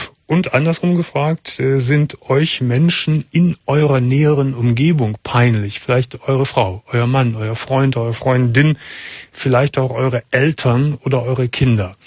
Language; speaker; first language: German; native; German